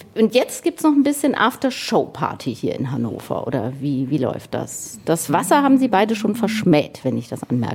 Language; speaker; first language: German; native; German